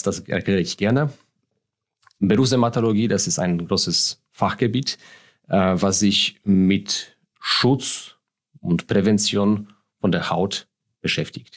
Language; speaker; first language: German; non-native, fluent; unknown